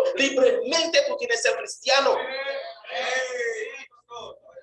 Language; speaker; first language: Spanish; non-native, fluent; Haitian Creole